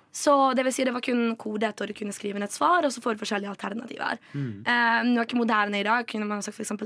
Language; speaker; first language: Norwegian; native; Norwegian